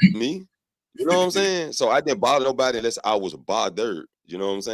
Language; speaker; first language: English; native; English